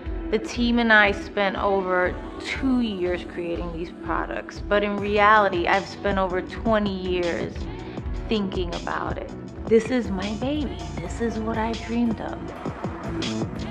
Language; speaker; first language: English; native; English